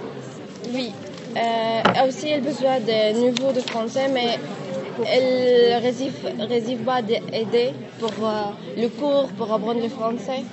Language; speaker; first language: French; non-native, learner; Arabic